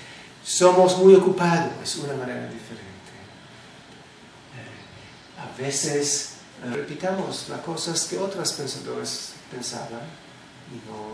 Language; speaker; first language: Spanish; non-native, fluent; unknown